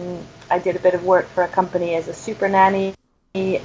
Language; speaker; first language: English; native; English